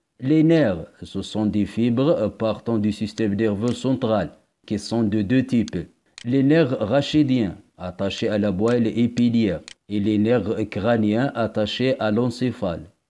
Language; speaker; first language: French; non-native, local second language; Arabic